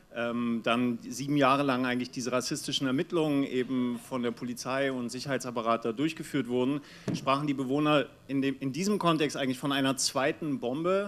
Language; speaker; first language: German; native; German